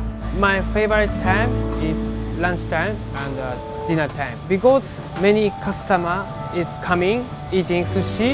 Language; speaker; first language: English; non-native, learner; Japanese